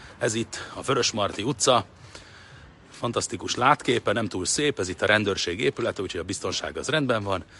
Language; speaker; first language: Hungarian; native; Hungarian